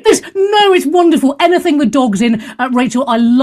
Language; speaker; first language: English; native; English